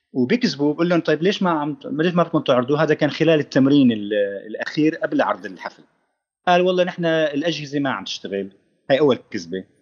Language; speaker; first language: Arabic; native; Arabic